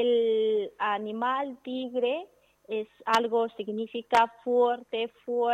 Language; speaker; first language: Spanish; non-native, learner; Chinese